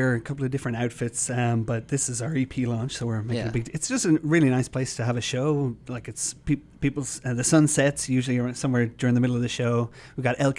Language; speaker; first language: English; native; English